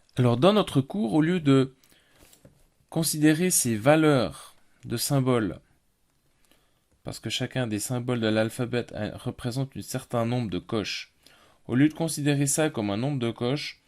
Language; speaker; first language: French; native; French